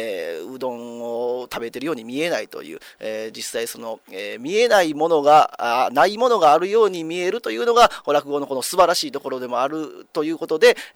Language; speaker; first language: Japanese; native; Japanese